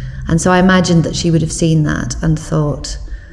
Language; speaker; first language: English; native; English